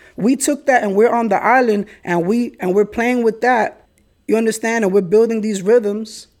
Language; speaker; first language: English; early bilingual, other home language; Spanish